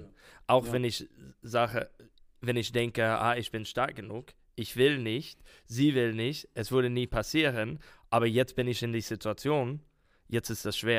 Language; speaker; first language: German; non-native, learner; English